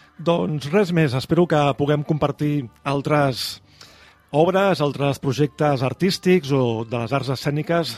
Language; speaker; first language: Catalan; native; Catalan